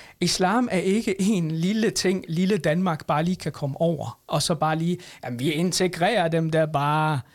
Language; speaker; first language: Danish; early bilingual, other home language; Arabic